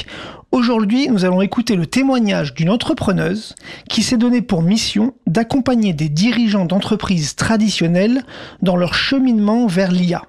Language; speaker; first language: French; native; French